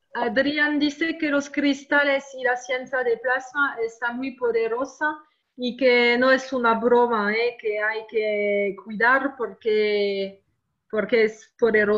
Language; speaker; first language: Spanish; non-native, learner; French